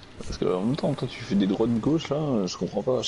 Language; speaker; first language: French; native; French